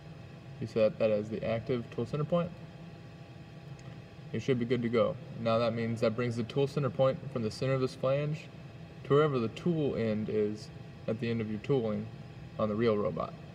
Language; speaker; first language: English; native; English